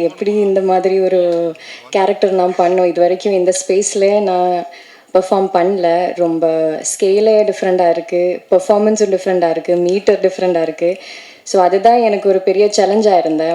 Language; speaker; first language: Tamil; non-native, learner; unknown